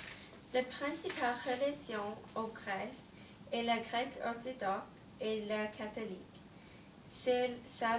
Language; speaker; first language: French; non-native, learner; English